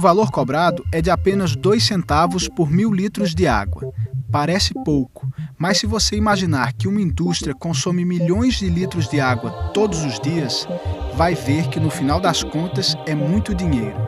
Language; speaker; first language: Portuguese; native; Portuguese